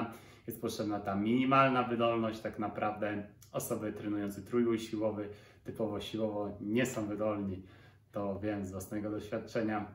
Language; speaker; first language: Polish; native; Polish